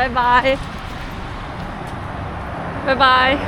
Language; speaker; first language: English; non-native, learner; Thai